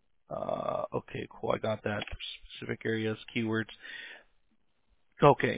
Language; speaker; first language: English; early bilingual, other home language; Spanish